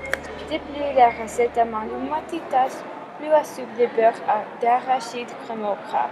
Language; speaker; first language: French; non-native, learner; English